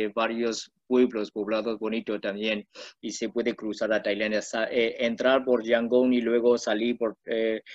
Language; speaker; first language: Spanish; non-native, learner; Burmese